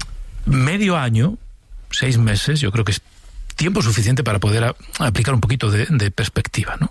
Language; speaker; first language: Spanish; native; Spanish